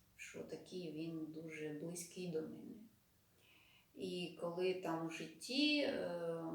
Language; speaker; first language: Ukrainian; non-native, local second language; Russian